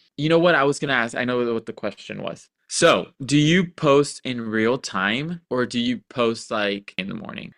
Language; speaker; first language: English; early bilingual, other home language; Spanish